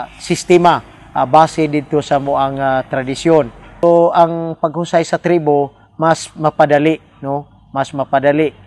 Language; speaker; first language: Cebuano; non-native, local second language; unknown